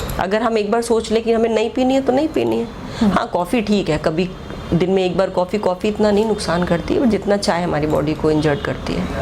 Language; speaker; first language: Hindi; native; Hindi